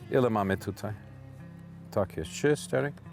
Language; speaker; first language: Polish; non-native, learner; English